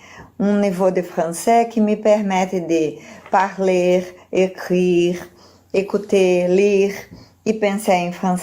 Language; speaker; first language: French; non-native, learner; Portuguese